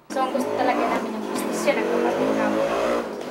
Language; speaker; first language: Filipino; native; Filipino